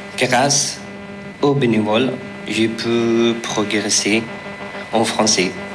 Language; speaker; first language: French; non-native, fluent; Persian